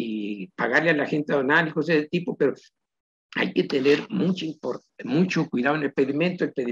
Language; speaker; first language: Spanish; native; Spanish